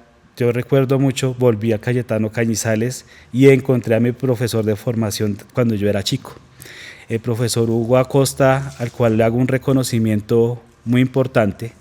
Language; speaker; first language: Spanish; native; Spanish